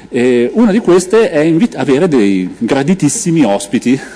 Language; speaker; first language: Italian; native; Italian